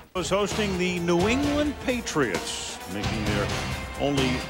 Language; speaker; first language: English; native; English